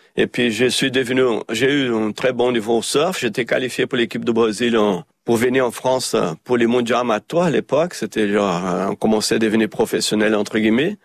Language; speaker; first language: French; early bilingual, heritage; Portuguese